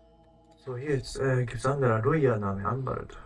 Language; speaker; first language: German; non-native, learner; Japanese